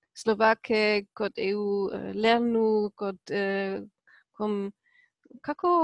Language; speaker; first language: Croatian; non-native, learner; Polish